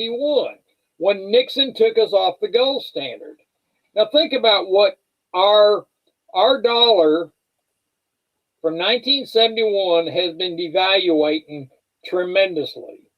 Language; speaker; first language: English; native; English